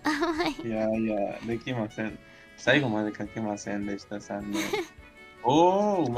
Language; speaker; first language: Japanese; non-native, fluent; Spanish